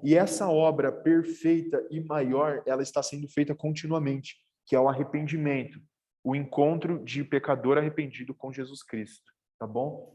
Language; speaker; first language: Portuguese; native; Portuguese